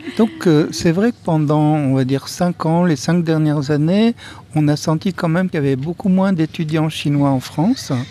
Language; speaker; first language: French; native; French